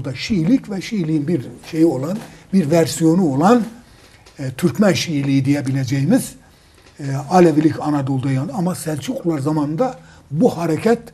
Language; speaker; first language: Turkish; native; Turkish